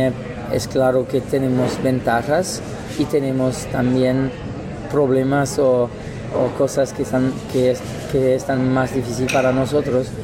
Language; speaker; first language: Spanish; non-native, learner; French